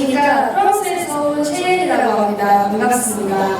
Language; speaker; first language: Korean; non-native, fluent; French